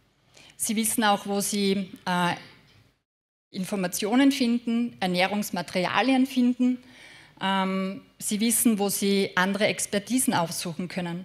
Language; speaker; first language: German; native; German